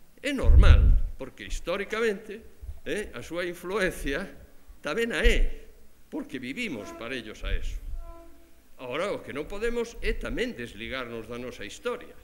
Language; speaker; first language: Galician; native; Galician